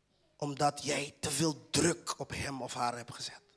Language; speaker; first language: Dutch; non-native, local second language; Papiamento